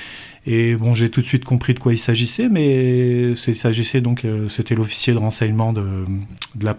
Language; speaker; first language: French; native; French